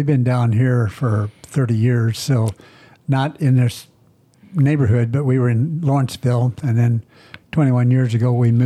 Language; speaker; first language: English; native; English